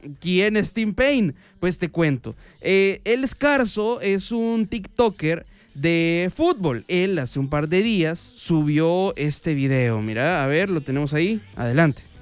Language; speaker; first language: Spanish; native; Spanish